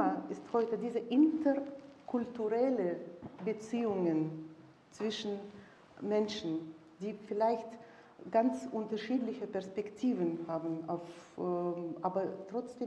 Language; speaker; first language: German; non-native, fluent; Russian